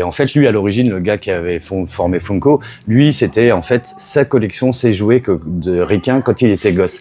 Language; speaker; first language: French; native; French